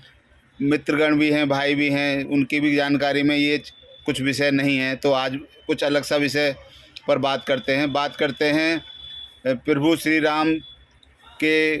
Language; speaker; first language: Hindi; native; Hindi